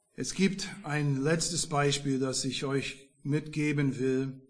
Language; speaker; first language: German; non-native, fluent; English